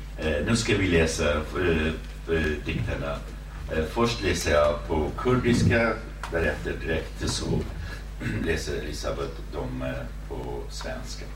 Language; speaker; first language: Swedish; non-native, fluent; Kurdish